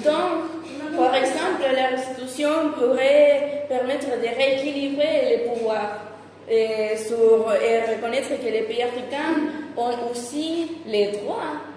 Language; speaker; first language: French; non-native, fluent; Spanish